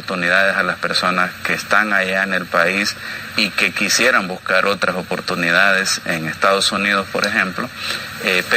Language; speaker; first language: Spanish; native; Spanish